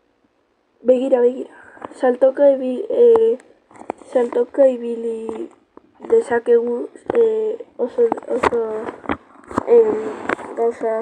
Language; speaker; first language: Basque; non-native, local second language; Spanish